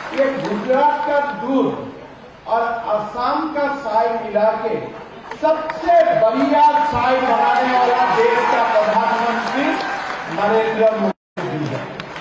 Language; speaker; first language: Hindi; non-native, local second language; Assamese